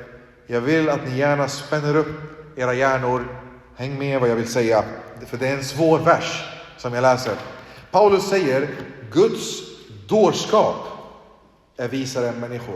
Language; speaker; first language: Swedish; early bilingual, other home language; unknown